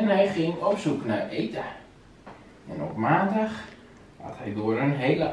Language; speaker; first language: Dutch; native; Dutch